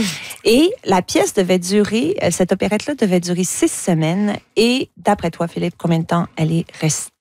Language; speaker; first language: French; native; French